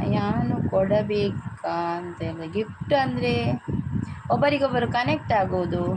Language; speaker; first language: Kannada; non-native, local second language; Tulu